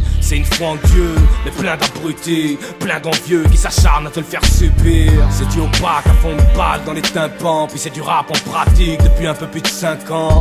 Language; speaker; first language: French; native; French